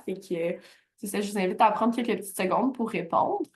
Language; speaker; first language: French; native; French